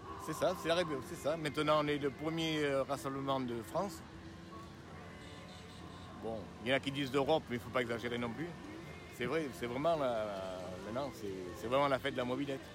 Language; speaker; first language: French; native; French